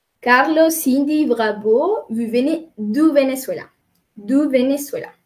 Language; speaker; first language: French; non-native, fluent; Spanish